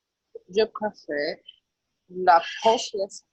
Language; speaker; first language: French; non-native, learner; Portuguese